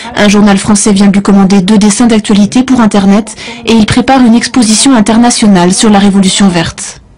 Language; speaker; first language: French; native; French